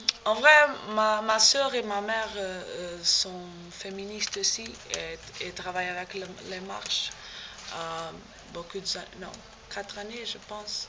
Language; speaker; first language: French; non-native, learner; Portuguese